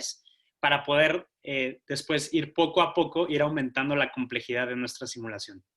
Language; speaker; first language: Spanish; native; Spanish